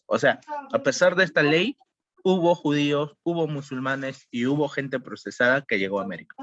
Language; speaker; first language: Spanish; native; Spanish